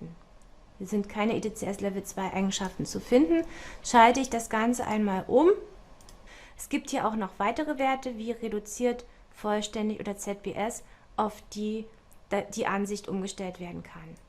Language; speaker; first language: German; native; German